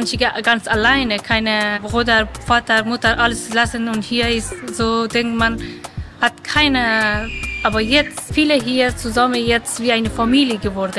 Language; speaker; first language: German; non-native, learner; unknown